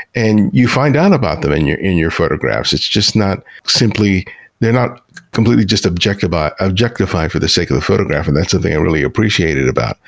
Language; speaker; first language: English; early bilingual, other home language; Spanish